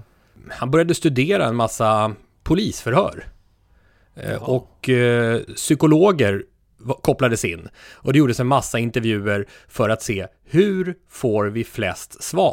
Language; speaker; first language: Swedish; native; Swedish